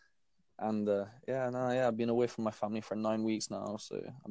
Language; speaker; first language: English; native; English